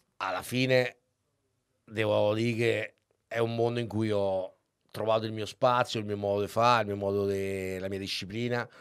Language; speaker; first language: Italian; native; Italian